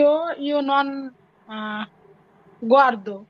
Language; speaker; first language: Italian; non-native, learner; Bangla